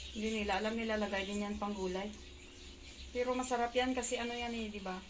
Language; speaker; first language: Filipino; non-native, local second language; Hiligaynon